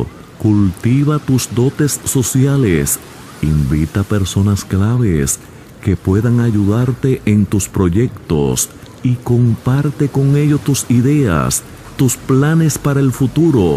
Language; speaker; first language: Spanish; native; Spanish